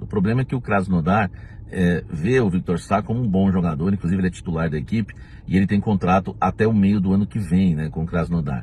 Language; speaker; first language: Portuguese; native; Portuguese